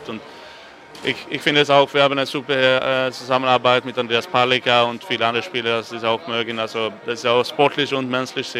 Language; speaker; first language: German; non-native, fluent; Swedish